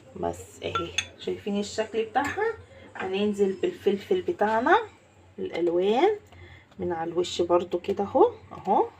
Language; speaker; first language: Arabic; native; Arabic